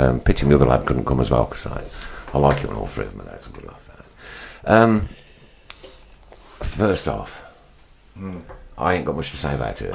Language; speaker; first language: English; native; English